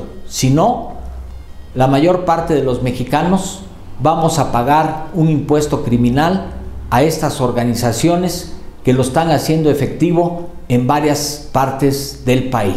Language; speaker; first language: Spanish; native; Spanish